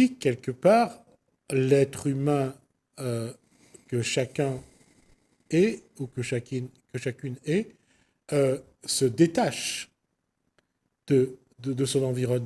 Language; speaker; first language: French; native; French